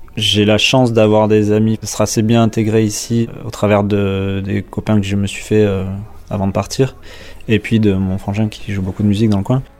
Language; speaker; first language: French; native; French